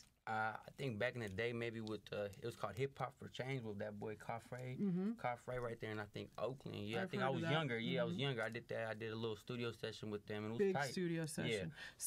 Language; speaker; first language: English; native; English